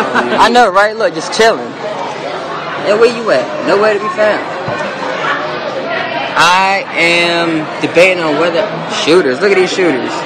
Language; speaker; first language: English; native; English